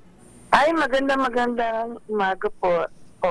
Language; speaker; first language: Filipino; native; Filipino